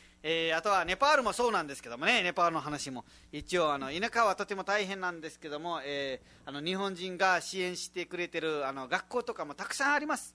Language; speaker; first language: Japanese; non-native, fluent; Nepali